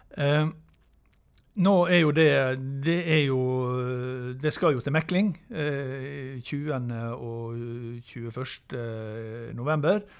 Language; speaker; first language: Norwegian; native; Norwegian